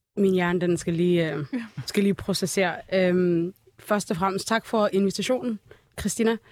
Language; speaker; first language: Danish; early bilingual, other home language; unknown